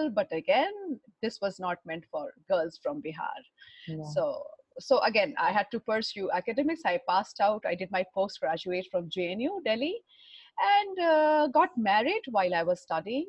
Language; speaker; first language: English; non-native, local second language; Hindi